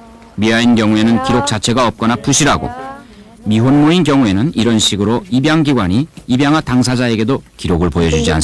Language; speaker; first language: Korean; native; Korean